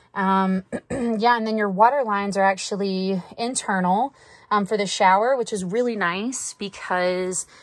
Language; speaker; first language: English; native; English